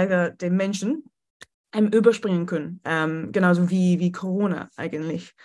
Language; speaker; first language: German; non-native, learner; English